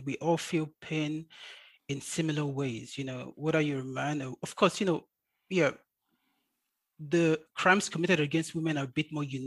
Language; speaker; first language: English; native; English